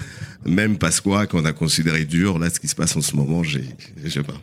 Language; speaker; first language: French; non-native, fluent; Portuguese